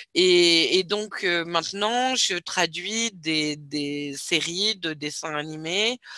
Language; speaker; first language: French; native; French